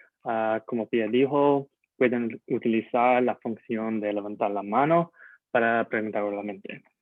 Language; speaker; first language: Spanish; non-native, learner; English